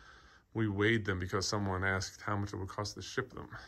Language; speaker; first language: English; native; English